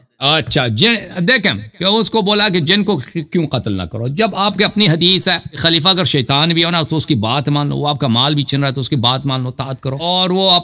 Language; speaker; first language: Urdu; non-native, fluent; Persian